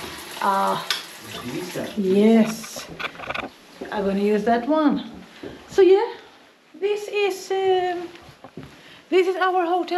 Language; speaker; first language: English; non-native, fluent; Swedish